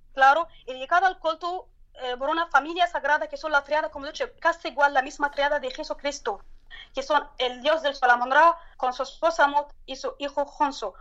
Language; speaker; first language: Spanish; non-native, learner; Arabic